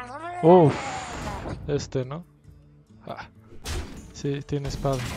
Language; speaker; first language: Spanish; native; Spanish